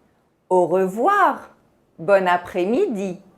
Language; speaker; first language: French; non-native, fluent; Portuguese